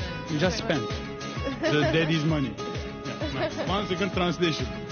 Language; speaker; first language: English; non-native, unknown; Turkish